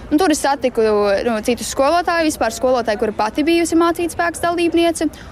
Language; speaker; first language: Latvian; native; Latvian